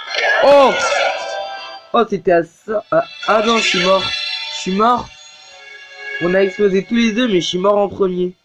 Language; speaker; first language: French; native; French